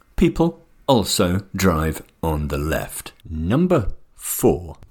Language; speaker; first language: English; native; English